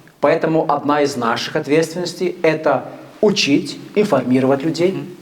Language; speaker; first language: Russian; native; Russian